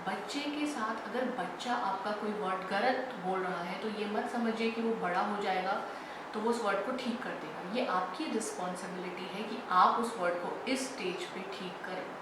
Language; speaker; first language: Hindi; native; Hindi